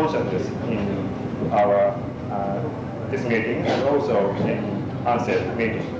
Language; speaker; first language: English; non-native, learner; Japanese